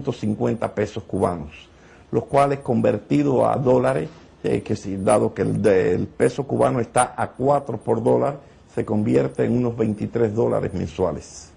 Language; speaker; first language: Spanish; native; Spanish